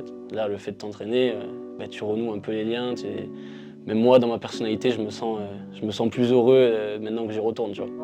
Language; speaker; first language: French; native; French